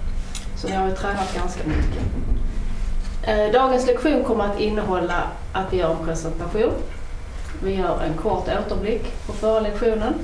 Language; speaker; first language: Swedish; native; Swedish